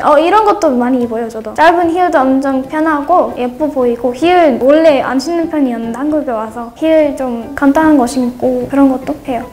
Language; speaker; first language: Korean; non-native, fluent; English